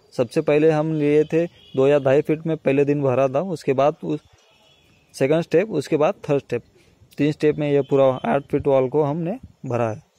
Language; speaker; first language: Hindi; non-native, local second language; Marathi